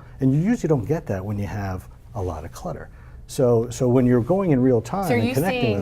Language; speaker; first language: English; native; English